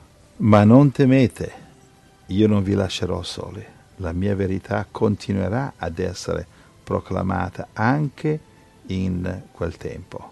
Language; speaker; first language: Italian; native; Italian